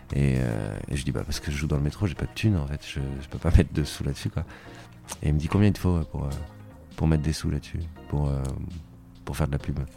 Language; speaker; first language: French; native; French